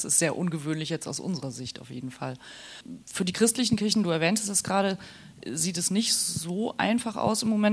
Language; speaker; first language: German; native; German